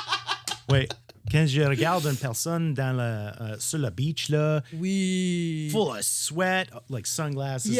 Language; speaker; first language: French; non-native, learner; English